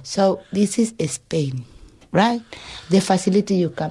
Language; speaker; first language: English; non-native, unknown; Spanish